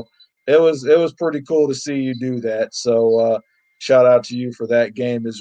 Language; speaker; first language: English; native; English